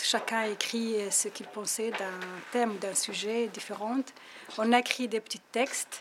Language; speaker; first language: French; non-native, fluent; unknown